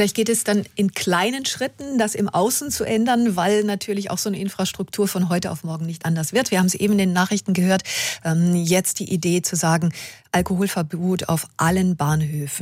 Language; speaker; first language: German; native; German